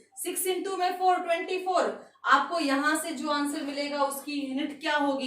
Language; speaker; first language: Hindi; native; Hindi